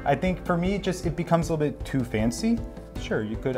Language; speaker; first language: English; native; English